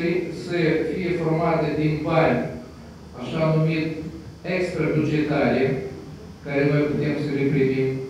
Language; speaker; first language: Romanian; non-native, local second language; Russian